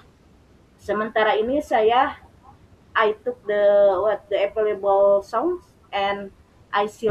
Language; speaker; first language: English; non-native, learner; Indonesian